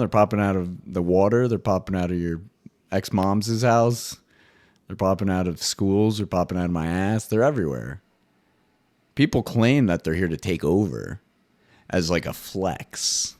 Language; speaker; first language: English; native; English